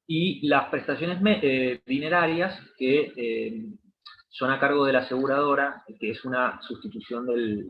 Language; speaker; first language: Spanish; native; Spanish